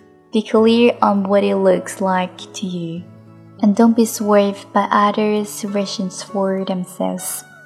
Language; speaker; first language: English; non-native, fluent; Chinese